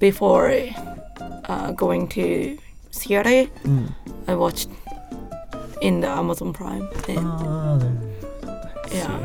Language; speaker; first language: English; non-native, learner; Japanese